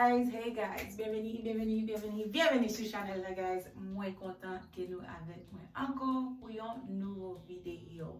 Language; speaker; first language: French; non-native, learner; Haitian Creole